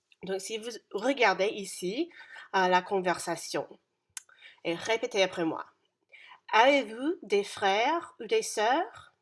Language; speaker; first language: French; non-native, fluent; English